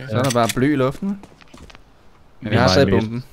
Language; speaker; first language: Danish; native; Danish